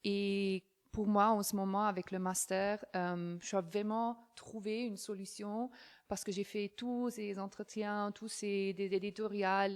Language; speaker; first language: French; non-native, fluent; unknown